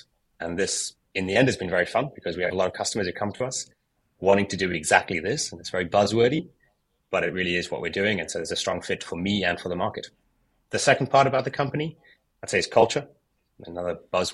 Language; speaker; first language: English; native; English